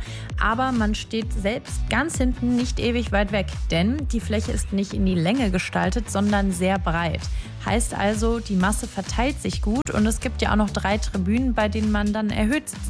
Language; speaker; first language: German; native; German